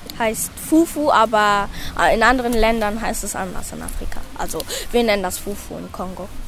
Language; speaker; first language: German; non-native, fluent; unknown